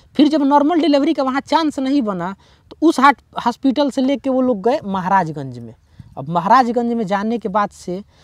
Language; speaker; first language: Hindi; native; Hindi